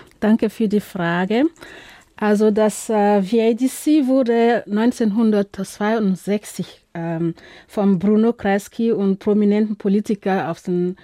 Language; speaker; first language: German; non-native, fluent; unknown